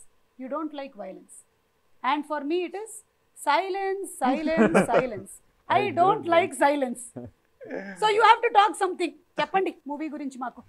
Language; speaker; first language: Telugu; native; Telugu